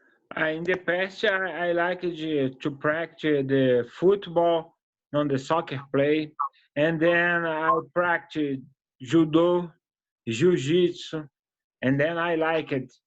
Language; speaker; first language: English; non-native, learner; Portuguese